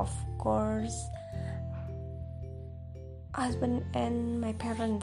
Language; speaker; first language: English; non-native, local second language; Indonesian